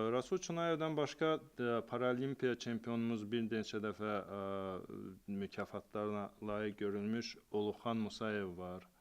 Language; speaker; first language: Azerbaijani; non-native, local second language; Avaric